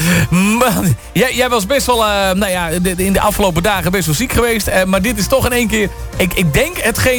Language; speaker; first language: Dutch; native; Dutch